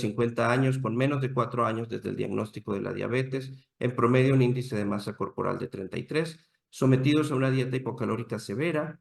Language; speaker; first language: Spanish; native; Spanish